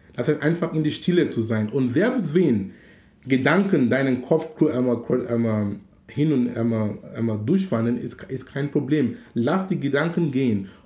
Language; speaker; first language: German; non-native, fluent; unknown